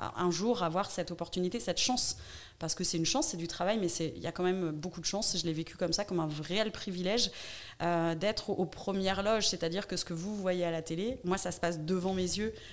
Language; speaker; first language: French; native; French